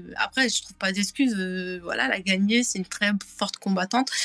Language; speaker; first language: French; native; French